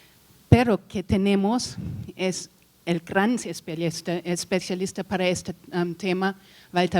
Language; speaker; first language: Spanish; non-native, learner; German